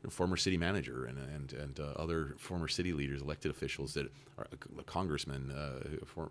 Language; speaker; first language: English; native; English